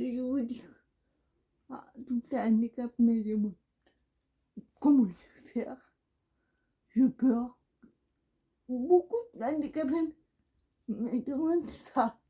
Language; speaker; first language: French; non-native, learner; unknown